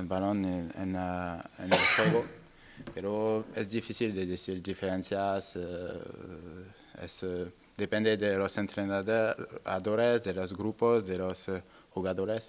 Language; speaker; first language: Spanish; non-native, learner; French